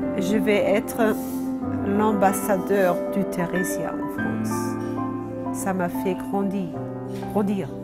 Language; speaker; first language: French; non-native, fluent; German